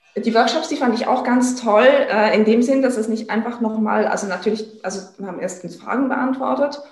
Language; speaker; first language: German; non-native, fluent; French